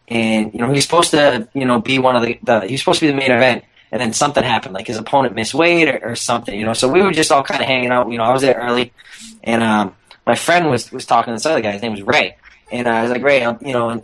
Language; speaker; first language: English; native; English